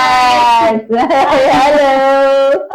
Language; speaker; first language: English; non-native, learner; Indonesian